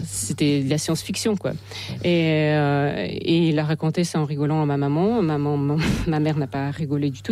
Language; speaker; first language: French; non-native, fluent; Russian